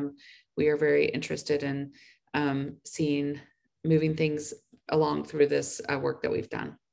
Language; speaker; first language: English; native; English